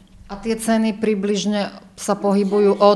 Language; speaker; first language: Slovak; native; Slovak